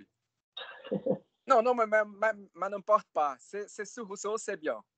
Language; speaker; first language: French; non-native, fluent; Portuguese